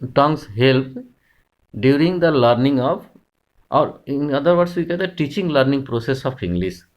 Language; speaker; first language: English; non-native, local second language; Hindi